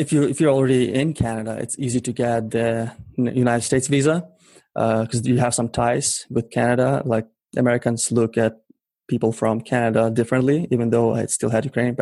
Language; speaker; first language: English; non-native, fluent; Ukrainian